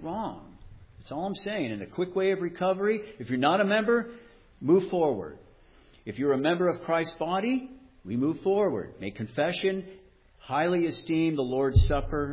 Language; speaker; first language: English; native; English